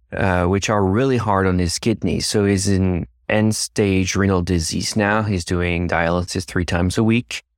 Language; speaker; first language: English; non-native, fluent; French